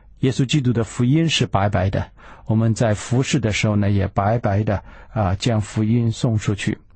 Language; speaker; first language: Chinese; early bilingual, heritage; Chinese